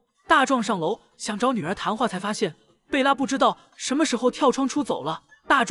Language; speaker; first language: Chinese; native; Chinese